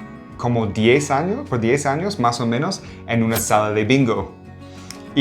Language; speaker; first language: Spanish; non-native, fluent; English